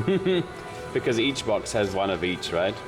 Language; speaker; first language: English; native; English